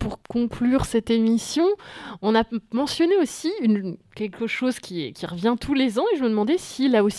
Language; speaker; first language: French; native; French